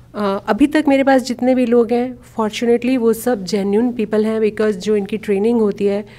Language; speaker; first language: Hindi; native; Hindi